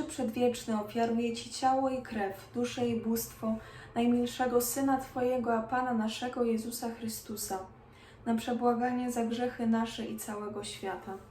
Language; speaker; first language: Polish; native; Polish